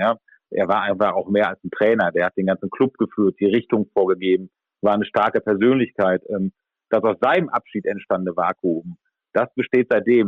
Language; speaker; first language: German; native; German